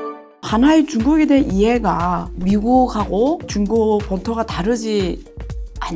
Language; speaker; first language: Korean; native; Korean